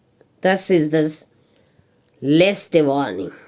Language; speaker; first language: German; non-native, learner; Hindi